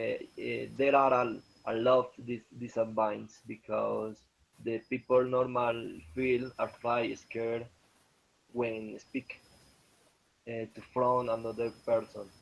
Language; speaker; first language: English; non-native, learner; Spanish